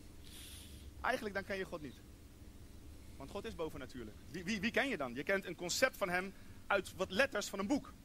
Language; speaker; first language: Dutch; native; Dutch